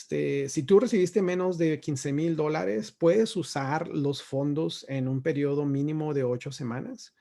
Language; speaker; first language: Spanish; native; Spanish